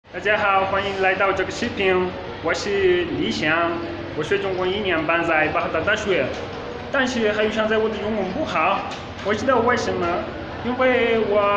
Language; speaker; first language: Chinese; non-native, learner; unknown